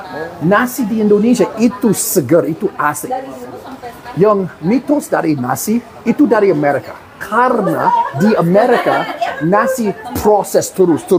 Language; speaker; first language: Indonesian; non-native, fluent; English